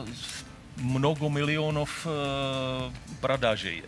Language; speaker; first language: Russian; non-native, learner; Czech